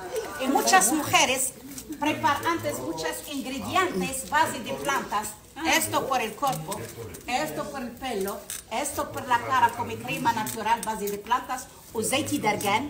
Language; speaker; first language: Spanish; non-native, learner; Arabic